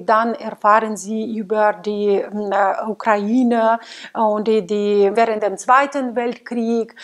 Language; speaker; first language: German; non-native, fluent; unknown